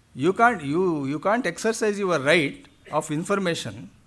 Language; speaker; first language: English; non-native, local second language; Kannada